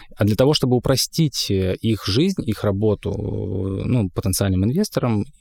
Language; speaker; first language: Russian; native; Russian